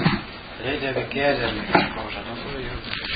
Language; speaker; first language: Italian; non-native, local second language; Slovenian